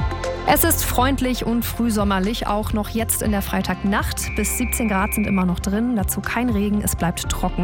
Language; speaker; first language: German; native; German